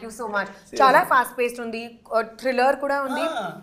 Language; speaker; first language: Telugu; non-native, fluent; Hindi